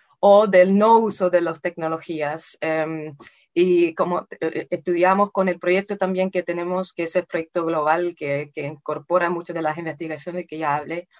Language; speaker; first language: Spanish; non-native, fluent; Dutch